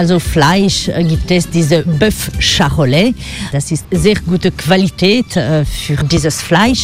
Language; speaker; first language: German; non-native, fluent; French